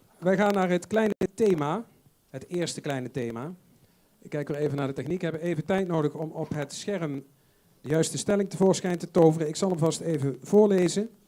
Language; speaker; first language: Dutch; native; Dutch